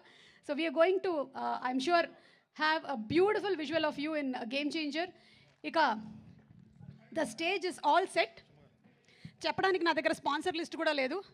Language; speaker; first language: Telugu; native; Telugu